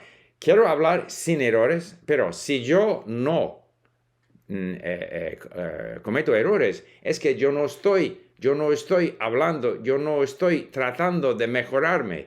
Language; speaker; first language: Spanish; non-native, fluent; English